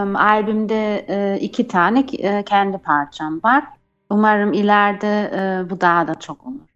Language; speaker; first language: Turkish; early bilingual, heritage; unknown